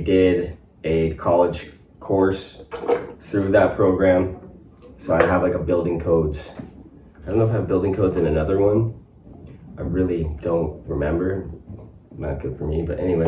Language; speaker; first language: English; native; English